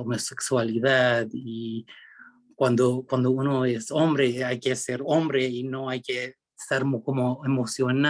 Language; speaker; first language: Spanish; early bilingual, heritage; Spanish